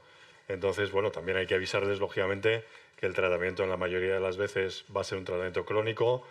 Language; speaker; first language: Spanish; native; Spanish